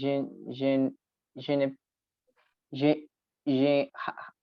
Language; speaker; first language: French; non-native, learner; Spanish